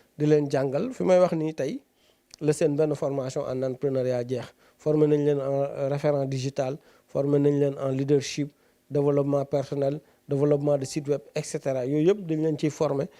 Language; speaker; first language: Wolof; native; Wolof